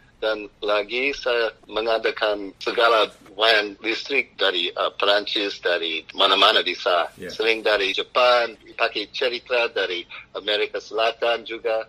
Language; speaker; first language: Indonesian; non-native, fluent; English